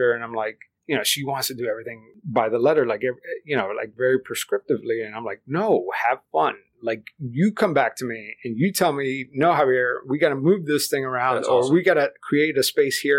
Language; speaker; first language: English; early bilingual, other home language; Spanish